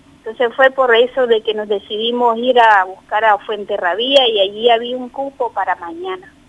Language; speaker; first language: Spanish; native; Spanish